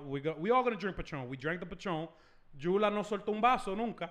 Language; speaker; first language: Spanish; early bilingual, heritage; Spanish